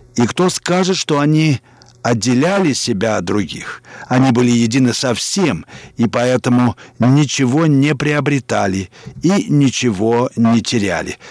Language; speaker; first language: Russian; native; Russian